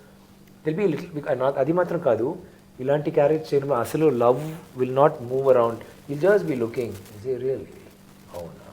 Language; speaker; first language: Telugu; non-native, learner; Tamil